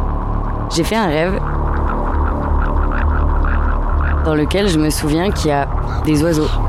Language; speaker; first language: French; native; French